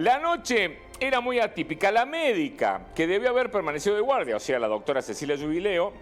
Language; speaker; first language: Spanish; native; Spanish